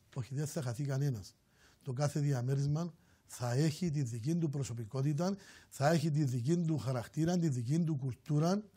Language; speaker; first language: Greek; native; Greek